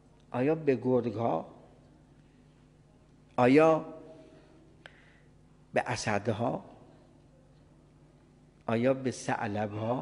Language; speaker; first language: Persian; native; Persian